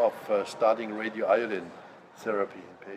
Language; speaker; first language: English; non-native, fluent; German